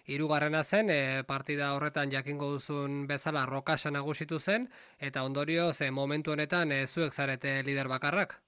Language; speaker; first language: Basque; native; Basque